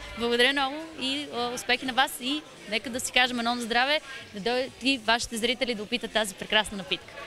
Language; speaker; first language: Bulgarian; native; Bulgarian